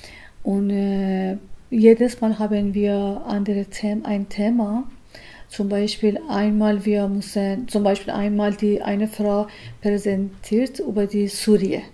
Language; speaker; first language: German; non-native, learner; Persian